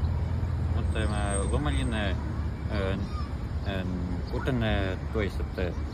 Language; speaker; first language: Finnish; non-native, learner; Russian